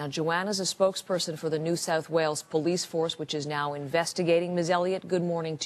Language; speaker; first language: English; native; English